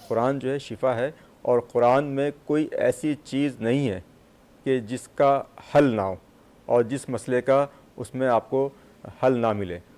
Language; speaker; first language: Urdu; native; Urdu